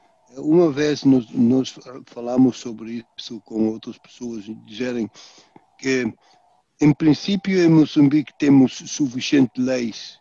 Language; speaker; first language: Portuguese; non-native, fluent; Dutch